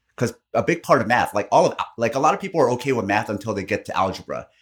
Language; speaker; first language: English; non-native, fluent; Korean